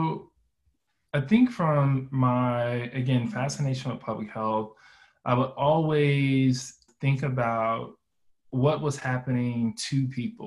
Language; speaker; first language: English; native; English